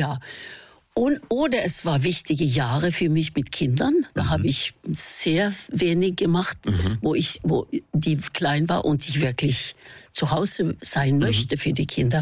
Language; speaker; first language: German; non-native, fluent; Norwegian